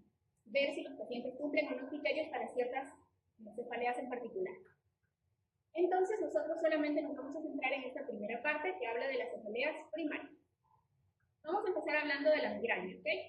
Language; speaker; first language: Spanish; native; Spanish